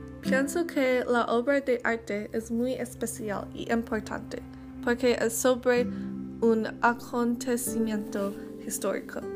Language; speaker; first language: Spanish; non-native, learner; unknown